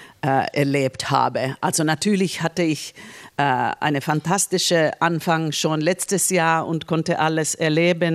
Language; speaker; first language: German; non-native, fluent; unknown